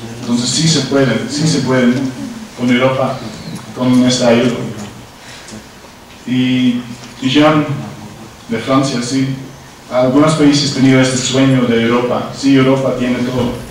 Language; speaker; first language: Spanish; non-native, learner; Dutch